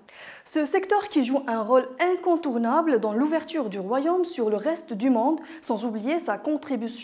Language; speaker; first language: French; non-native, local second language; Arabic